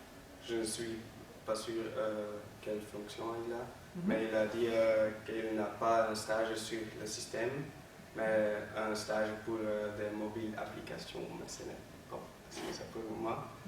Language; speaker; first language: French; non-native, learner; Dutch